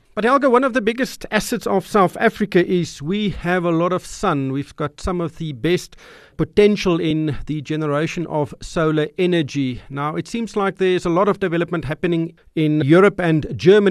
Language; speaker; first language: English; non-native, local second language; Afrikaans